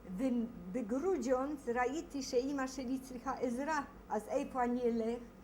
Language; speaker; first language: Hebrew; non-native, fluent; Polish